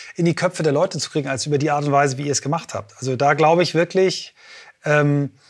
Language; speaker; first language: German; native; German